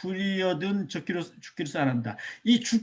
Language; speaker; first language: Korean; native; Korean